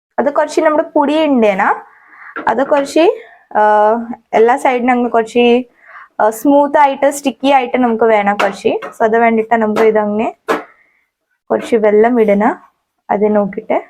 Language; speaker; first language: Malayalam; non-native, fluent; Hindi